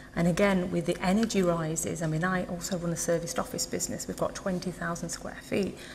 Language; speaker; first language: English; native; English